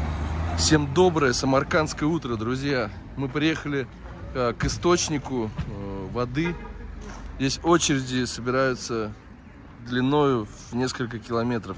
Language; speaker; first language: Russian; native; Russian